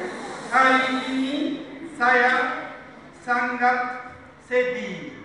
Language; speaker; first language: Indonesian; non-native, learner; Japanese